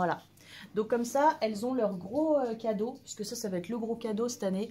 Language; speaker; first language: French; native; French